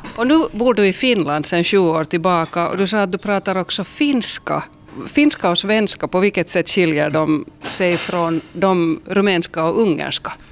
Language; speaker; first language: Swedish; native; Swedish